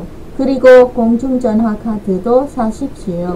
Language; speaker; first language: Korean; non-native, fluent; Vietnamese